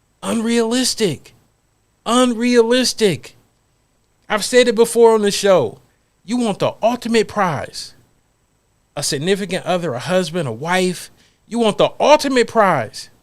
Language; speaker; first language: English; native; English